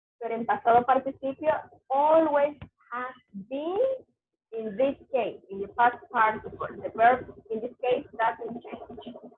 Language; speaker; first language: English; non-native, fluent; Spanish